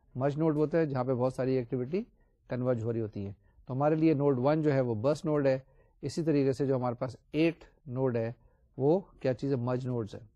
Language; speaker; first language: Urdu; native; Urdu